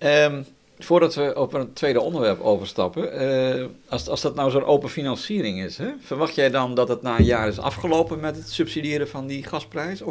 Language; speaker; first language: Dutch; native; Dutch